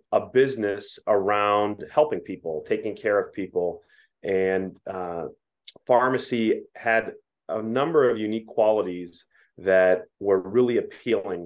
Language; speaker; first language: English; native; English